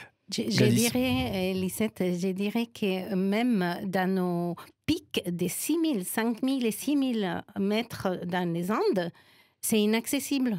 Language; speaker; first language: French; non-native, fluent; Spanish